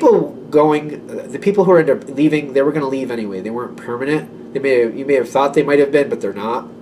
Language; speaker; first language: English; native; English